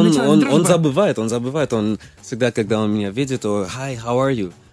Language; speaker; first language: Russian; early bilingual, other home language; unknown